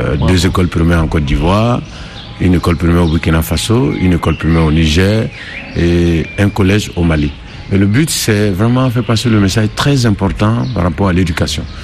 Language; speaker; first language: French; non-native, local second language; Dyula